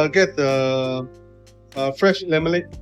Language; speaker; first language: English; non-native, local second language; Chinese